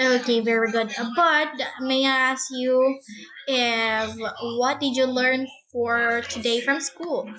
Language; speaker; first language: English; non-native, fluent; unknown